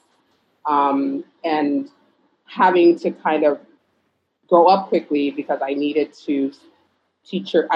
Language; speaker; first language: English; early bilingual, other home language; Fula